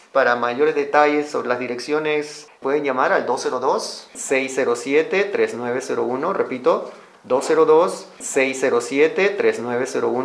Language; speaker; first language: Spanish; native; Spanish